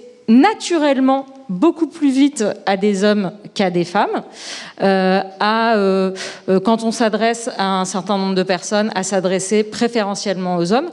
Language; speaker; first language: French; native; French